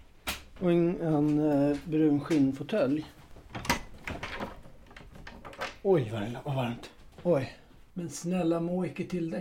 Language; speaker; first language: Swedish; native; Swedish